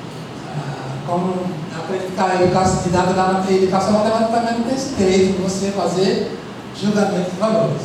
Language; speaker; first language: Portuguese; non-native, fluent; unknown